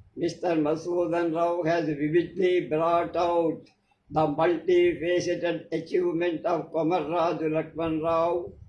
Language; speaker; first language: English; non-native, local second language; Telugu